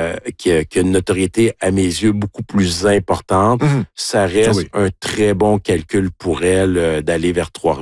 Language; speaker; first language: French; native; French